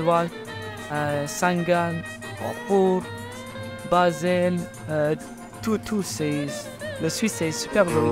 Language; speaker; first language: French; non-native, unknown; Persian